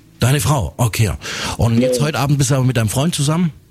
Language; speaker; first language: German; native; German